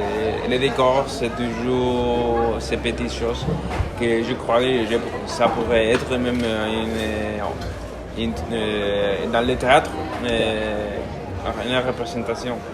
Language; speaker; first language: French; non-native, learner; Spanish